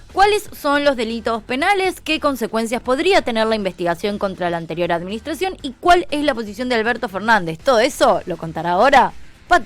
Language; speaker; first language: Spanish; native; Spanish